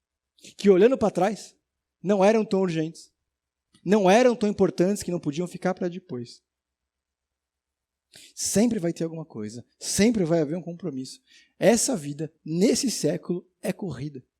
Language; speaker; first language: Portuguese; native; Portuguese